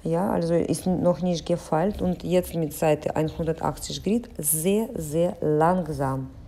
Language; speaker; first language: German; non-native, fluent; Russian